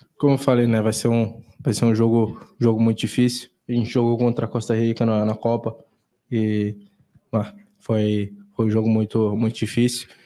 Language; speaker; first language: Portuguese; native; Portuguese